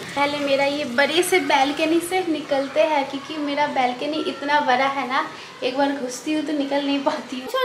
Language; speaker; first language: Hindi; non-native, local second language; Bangla